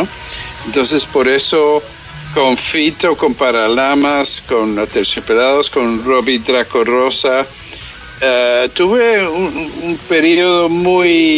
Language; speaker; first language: Spanish; early bilingual, heritage; English